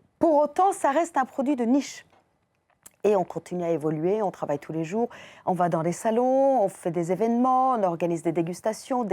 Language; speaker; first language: French; non-native, fluent; Persian